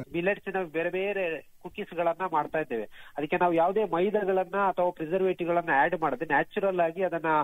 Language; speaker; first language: Kannada; native; Kannada